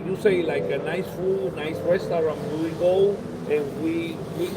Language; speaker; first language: English; non-native, learner; Spanish